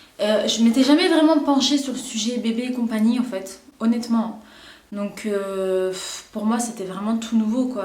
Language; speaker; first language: French; native; French